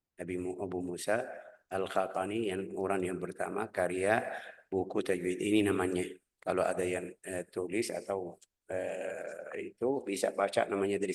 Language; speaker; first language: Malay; non-native, fluent; Arabic